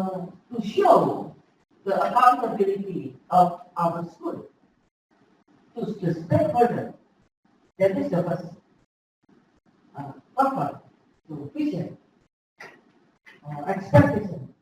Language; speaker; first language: English; non-native, fluent; Indonesian